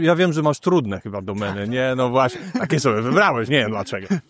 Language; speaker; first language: Polish; native; Polish